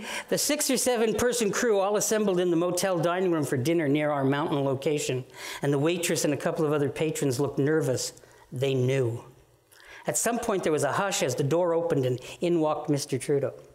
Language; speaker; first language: English; native; English